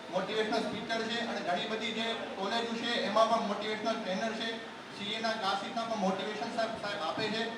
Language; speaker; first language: Gujarati; non-native, local second language; Sindhi